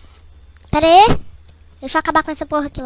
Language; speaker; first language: Portuguese; native; Portuguese